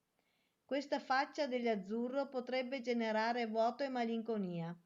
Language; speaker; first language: Italian; native; Italian